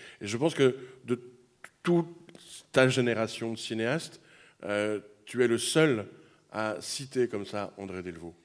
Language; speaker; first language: French; native; French